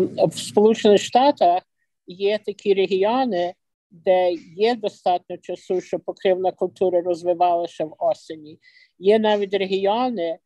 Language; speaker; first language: Ukrainian; early bilingual, other home language; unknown